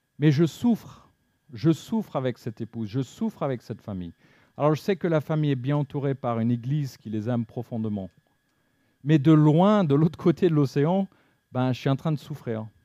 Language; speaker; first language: French; non-native, fluent; English